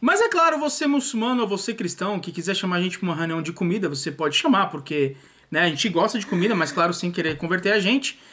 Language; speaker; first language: Portuguese; native; Portuguese